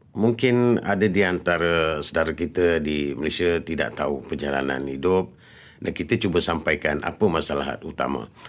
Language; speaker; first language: Malay; early bilingual, other home language; Rohingya